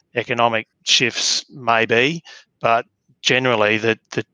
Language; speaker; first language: English; native; English